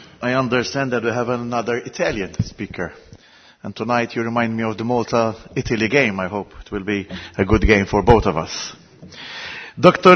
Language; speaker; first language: English; non-native, fluent; Maltese